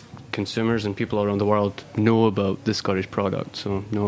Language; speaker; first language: English; native; English